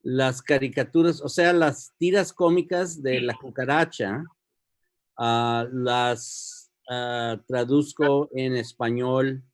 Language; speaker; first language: Spanish; early bilingual, heritage; Spanish